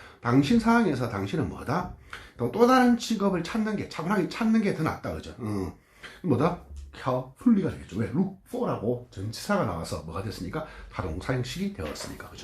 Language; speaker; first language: Korean; native; Korean